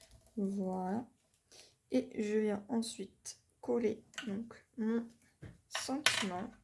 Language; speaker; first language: French; native; French